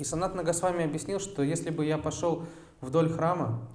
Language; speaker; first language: Russian; native; Russian